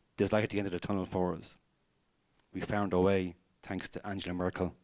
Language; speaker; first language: English; native; English